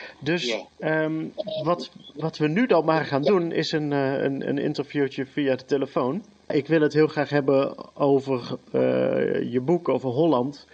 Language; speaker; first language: Dutch; native; Dutch